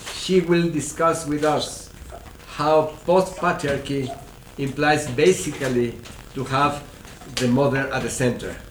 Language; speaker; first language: English; non-native, fluent; Spanish